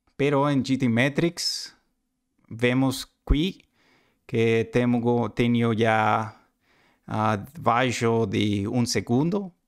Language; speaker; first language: Portuguese; non-native, learner; Spanish